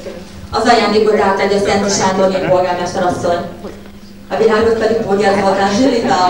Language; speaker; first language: Hungarian; native; Hungarian